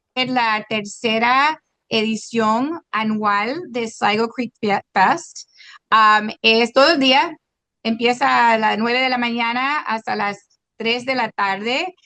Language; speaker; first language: Spanish; non-native, local second language; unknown